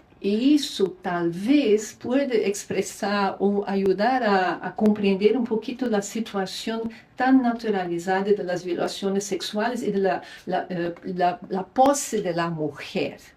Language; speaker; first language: Spanish; non-native, fluent; Luxembourgish